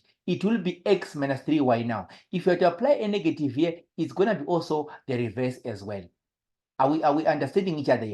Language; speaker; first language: English; non-native, local second language; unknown